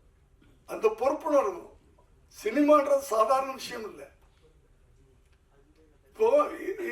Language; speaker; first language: Tamil; native; Tamil